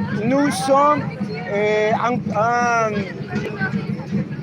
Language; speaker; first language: French; non-native, learner; Spanish